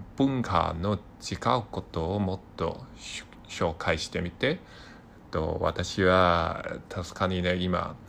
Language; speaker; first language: Japanese; non-native, learner; Cantonese